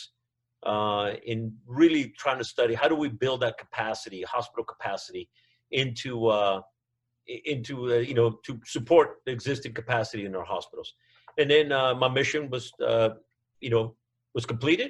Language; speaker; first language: English; non-native, fluent; Spanish